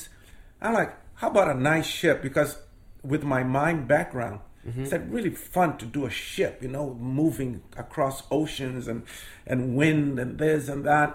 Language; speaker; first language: English; non-native, fluent; Portuguese